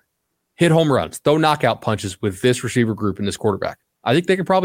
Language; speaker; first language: English; native; English